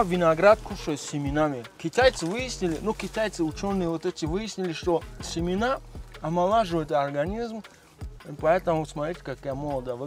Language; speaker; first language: Russian; non-native, local second language; Tajik